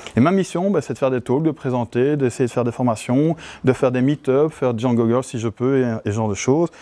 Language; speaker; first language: French; native; French